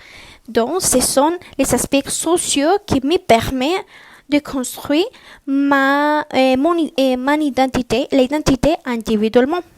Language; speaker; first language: French; non-native, learner; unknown